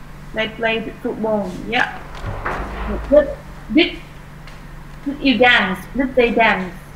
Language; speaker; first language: English; non-native, fluent; Vietnamese